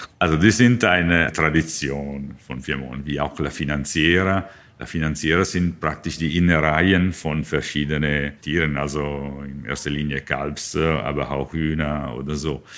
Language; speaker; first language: German; non-native, learner; Italian